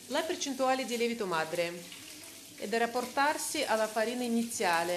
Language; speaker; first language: Italian; non-native, fluent; Russian